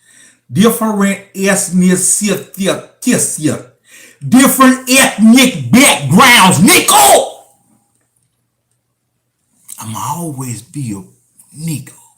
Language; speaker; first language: English; native; English